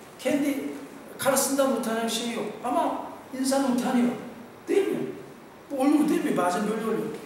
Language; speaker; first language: Turkish; non-native, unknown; Korean